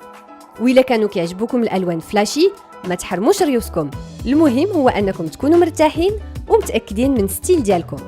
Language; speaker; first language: Arabic; native; Arabic